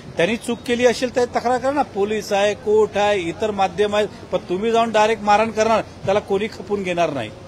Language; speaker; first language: Marathi; non-native, local second language; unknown